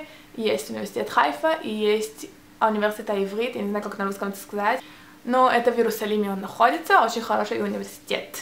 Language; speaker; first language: Russian; early bilingual, heritage; Russian